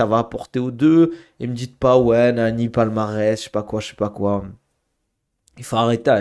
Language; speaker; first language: French; native; French